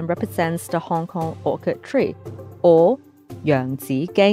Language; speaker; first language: English; non-native, local second language; Cantonese